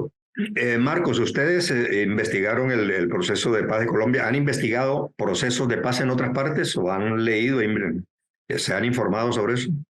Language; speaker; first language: Spanish; native; Spanish